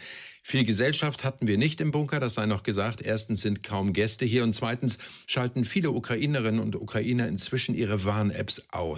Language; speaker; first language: German; native; German